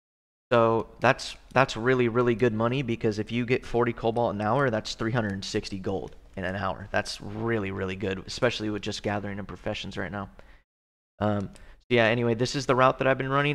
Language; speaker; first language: English; native; English